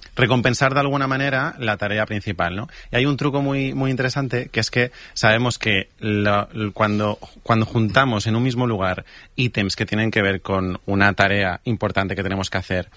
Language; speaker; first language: Spanish; native; Spanish